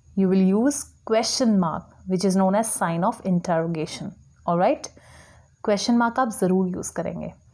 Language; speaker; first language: Hindi; native; Hindi